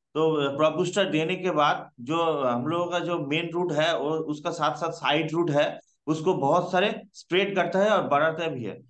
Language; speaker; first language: Hindi; non-native, local second language; Bangla